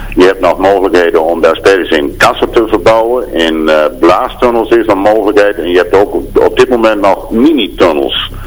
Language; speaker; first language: Dutch; native; Dutch